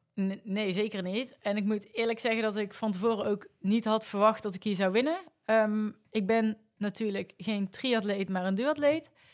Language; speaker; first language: Dutch; native; Dutch